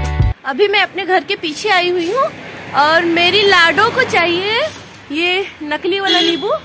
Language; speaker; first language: Hindi; native; Hindi